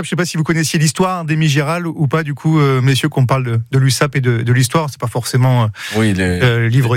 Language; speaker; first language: French; native; French